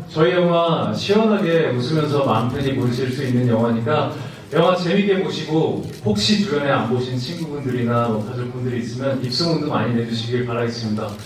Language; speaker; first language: Korean; native; Korean